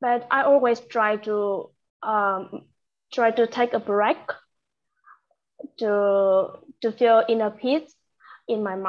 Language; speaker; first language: English; non-native, learner; Vietnamese